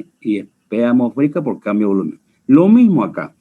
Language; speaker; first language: Spanish; native; Spanish